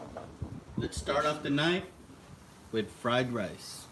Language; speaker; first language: English; native; English